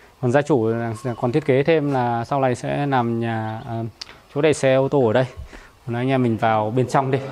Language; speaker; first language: Vietnamese; native; Vietnamese